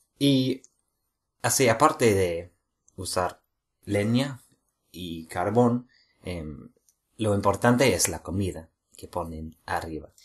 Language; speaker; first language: Spanish; non-native, fluent; English